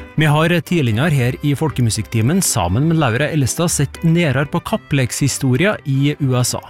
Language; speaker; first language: Norwegian; native; Norwegian